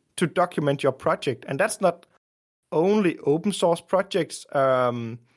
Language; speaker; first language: English; non-native, fluent; Danish